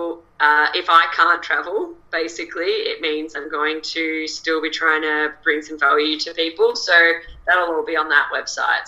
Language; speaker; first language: English; native; English